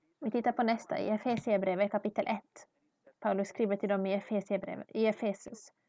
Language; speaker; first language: Swedish; non-native, learner; English